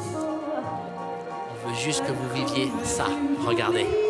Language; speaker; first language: French; native; French